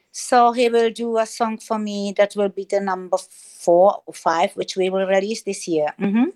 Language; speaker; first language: English; non-native, learner; German